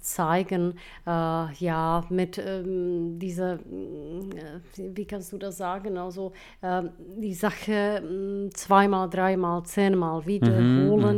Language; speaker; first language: German; non-native, fluent; Czech